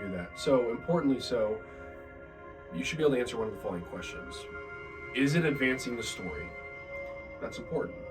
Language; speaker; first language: English; native; English